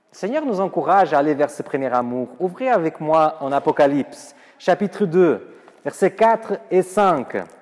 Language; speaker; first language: French; non-native, fluent; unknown